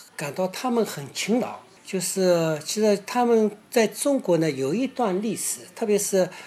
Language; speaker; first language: Chinese; native; Chinese